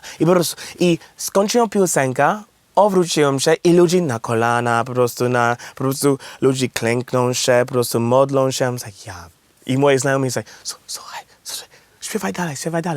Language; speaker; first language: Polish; non-native, learner; English